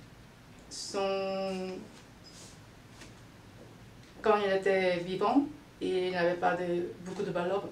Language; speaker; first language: French; non-native, fluent; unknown